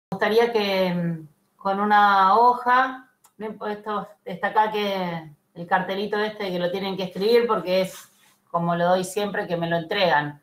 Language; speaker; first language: Spanish; native; Spanish